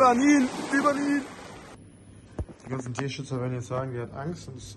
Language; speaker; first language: German; native; German